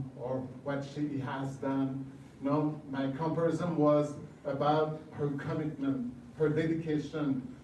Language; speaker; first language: English; non-native, fluent; French